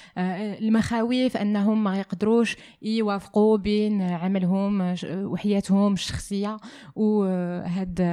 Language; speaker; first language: Arabic; native; Arabic